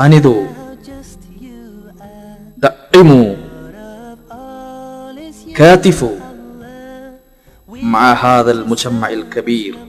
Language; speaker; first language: Arabic; non-native, fluent; Malayalam